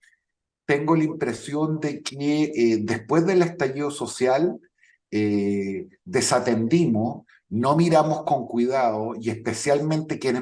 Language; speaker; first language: Spanish; native; Spanish